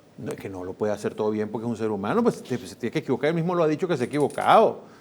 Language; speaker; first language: Spanish; native; Spanish